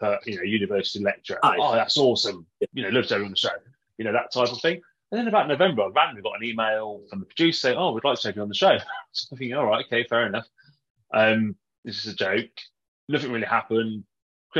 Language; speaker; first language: English; native; English